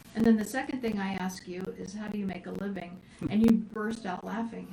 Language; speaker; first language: English; native; English